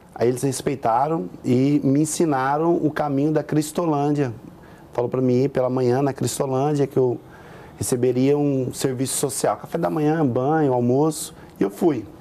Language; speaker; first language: Portuguese; native; Portuguese